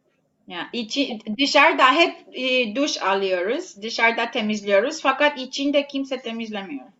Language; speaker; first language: Turkish; non-native, learner; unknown